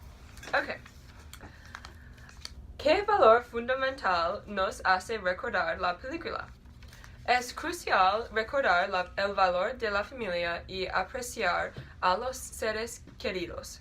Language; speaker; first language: Spanish; non-native, learner; English